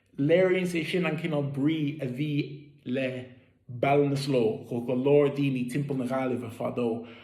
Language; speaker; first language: Irish; native; Irish